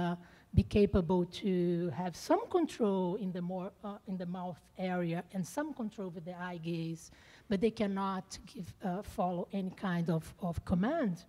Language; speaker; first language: English; non-native, fluent; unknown